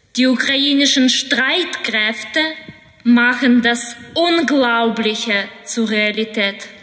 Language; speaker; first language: German; non-native, fluent; Ukrainian